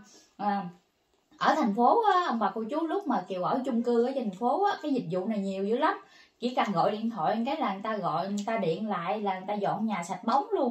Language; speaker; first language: Vietnamese; native; Vietnamese